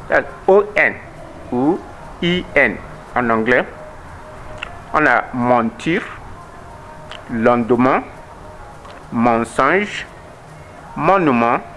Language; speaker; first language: French; non-native, learner; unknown